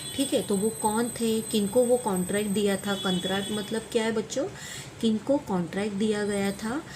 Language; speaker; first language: Hindi; non-native, local second language; Marathi